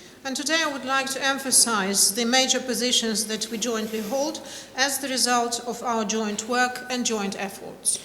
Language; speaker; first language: English; non-native, fluent; Ukrainian